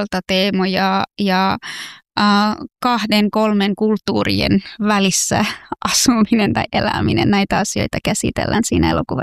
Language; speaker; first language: Finnish; early bilingual, other home language; Persian